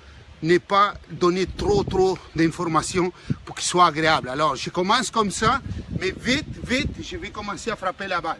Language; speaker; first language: French; non-native, fluent; Spanish